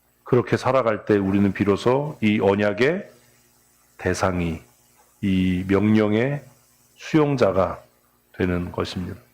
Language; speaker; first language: Korean; native; Korean